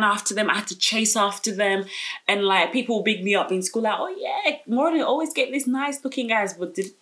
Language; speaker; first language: English; native; English